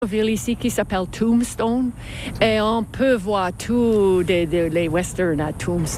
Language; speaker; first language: French; non-native, learner; English